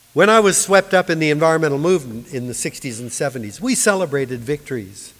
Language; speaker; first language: English; native; English